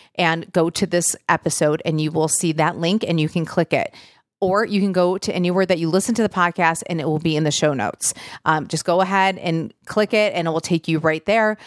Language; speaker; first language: English; native; English